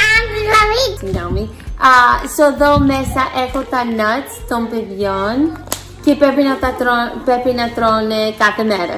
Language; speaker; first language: Greek; early bilingual, heritage; English